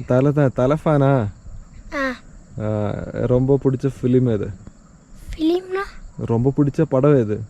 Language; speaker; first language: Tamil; non-native, learner; Malayalam